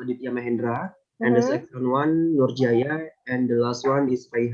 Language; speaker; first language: English; non-native, learner; Indonesian